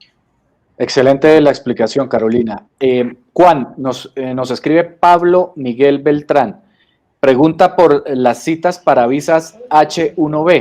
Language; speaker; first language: Spanish; native; Spanish